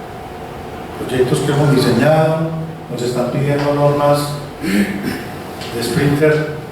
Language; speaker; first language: Spanish; native; Spanish